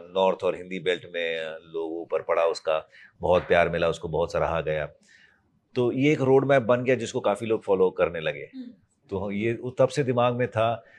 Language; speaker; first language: Hindi; native; Hindi